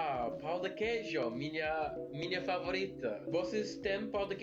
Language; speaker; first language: Portuguese; non-native, learner; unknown